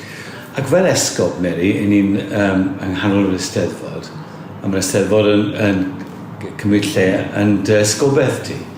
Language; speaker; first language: Welsh; native; Welsh